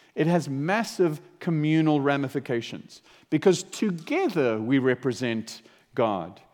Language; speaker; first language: English; native; English